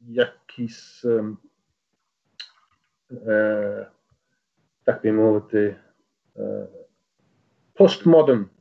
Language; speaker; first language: Ukrainian; non-native, learner; English